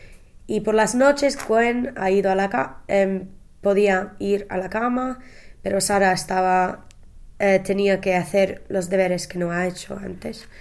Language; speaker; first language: Spanish; non-native, learner; English